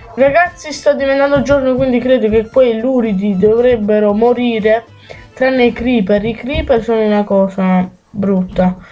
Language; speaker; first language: Italian; native; Italian